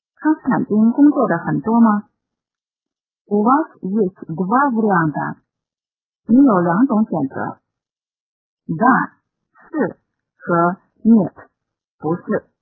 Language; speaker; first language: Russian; non-native, fluent; Chinese